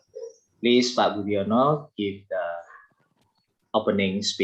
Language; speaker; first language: English; non-native, fluent; Indonesian